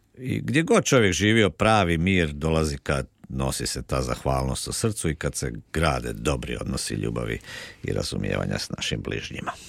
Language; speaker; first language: Croatian; native; Croatian